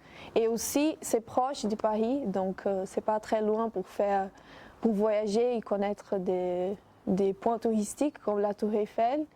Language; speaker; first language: French; non-native, fluent; Portuguese